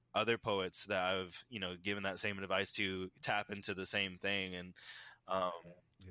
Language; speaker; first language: English; native; English